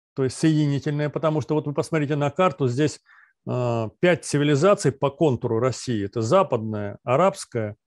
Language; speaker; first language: Russian; native; Russian